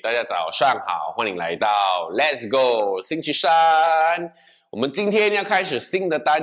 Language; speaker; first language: Chinese; non-native, local second language; English